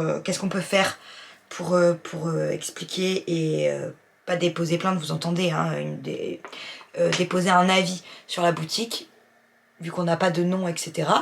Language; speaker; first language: French; native; French